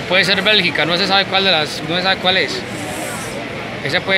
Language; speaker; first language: Spanish; native; Spanish